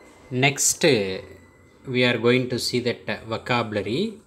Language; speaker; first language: English; non-native, local second language; Tamil